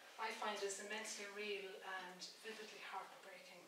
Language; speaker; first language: English; native; English